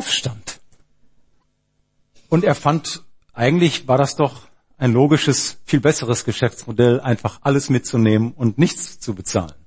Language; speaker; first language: German; native; German